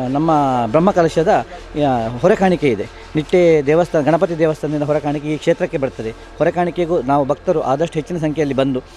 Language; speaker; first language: Kannada; native; Kannada